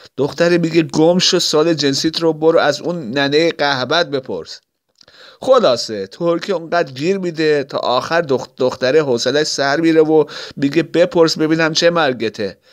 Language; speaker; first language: Persian; non-native, local second language; Assyrian Neo-Aramaic